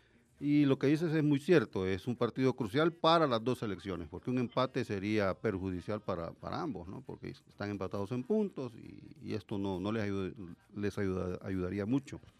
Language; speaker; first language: Spanish; native; Spanish